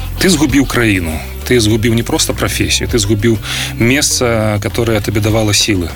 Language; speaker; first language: Belarusian; non-native, local second language; Russian